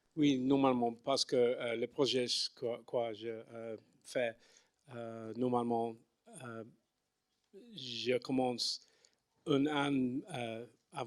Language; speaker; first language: French; non-native, learner; English